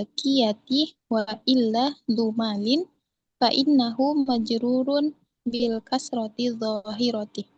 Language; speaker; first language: Arabic; non-native, learner; Indonesian